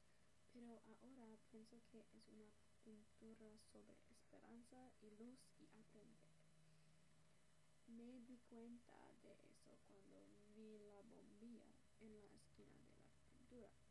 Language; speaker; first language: Spanish; non-native, learner; English